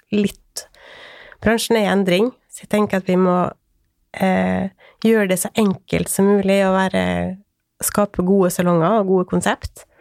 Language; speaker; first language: Norwegian; native; Norwegian